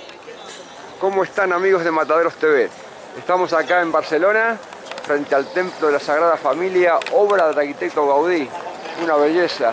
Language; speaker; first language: Spanish; native; Spanish